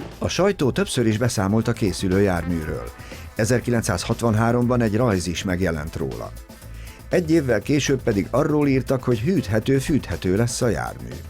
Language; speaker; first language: Hungarian; native; Hungarian